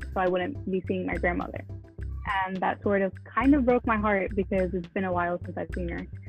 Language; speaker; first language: English; early bilingual, other home language; Arabic